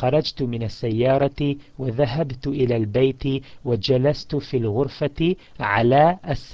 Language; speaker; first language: Arabic; non-native, fluent; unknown